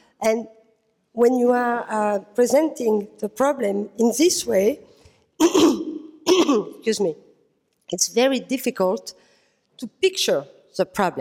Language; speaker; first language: English; non-native, fluent; French